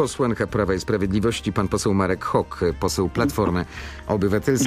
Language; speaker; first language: Polish; native; Polish